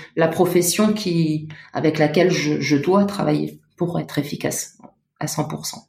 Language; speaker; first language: French; native; French